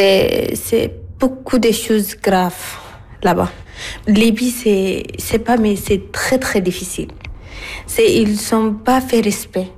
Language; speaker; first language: French; non-native, learner; Arabic